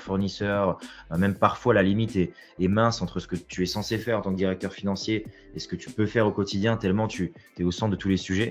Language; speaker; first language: French; native; French